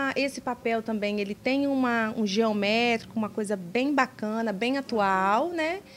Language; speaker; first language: Portuguese; native; Portuguese